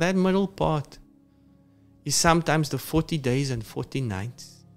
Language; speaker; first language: English; non-native, local second language; Afrikaans